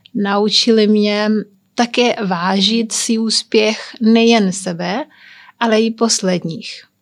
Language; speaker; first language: Czech; non-native, learner; Kabuverdianu